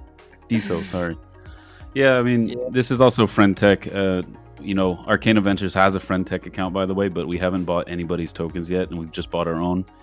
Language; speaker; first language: English; native; English